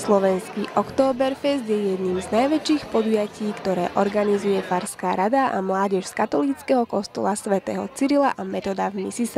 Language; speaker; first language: Slovak; native; Slovak